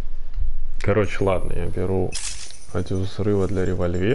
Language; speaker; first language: Russian; native; Russian